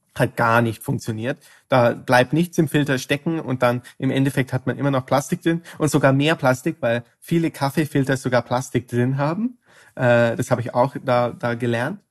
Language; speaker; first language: German; non-native, fluent; English